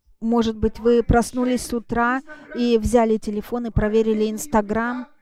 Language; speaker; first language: Russian; non-native, fluent; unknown